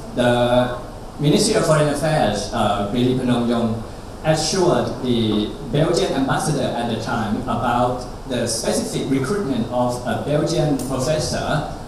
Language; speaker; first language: English; non-native, fluent; Thai